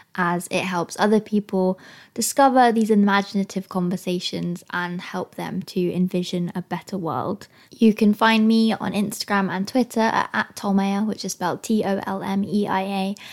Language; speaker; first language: English; native; English